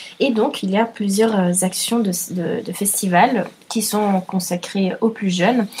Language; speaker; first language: French; non-native, fluent; Italian